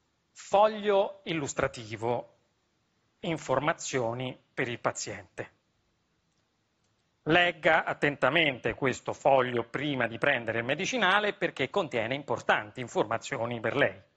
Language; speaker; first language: Italian; native; Italian